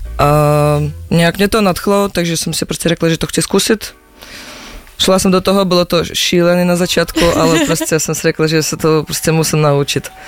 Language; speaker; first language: Czech; non-native, fluent; Russian